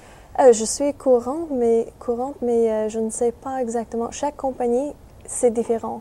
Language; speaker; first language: French; non-native, fluent; English